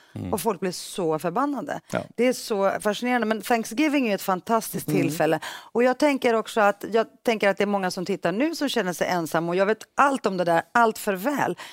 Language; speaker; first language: Swedish; early bilingual, other home language; Greek